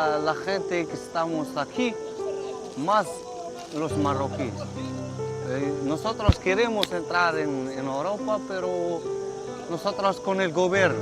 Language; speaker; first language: Spanish; non-native, learner; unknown